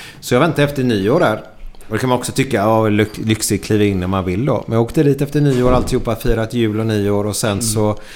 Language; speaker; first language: Swedish; native; Swedish